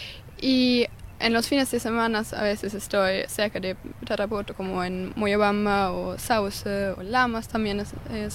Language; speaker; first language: Spanish; non-native, fluent; German